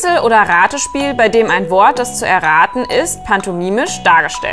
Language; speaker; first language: German; native; German